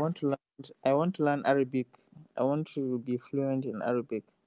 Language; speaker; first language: English; non-native, local second language; Hausa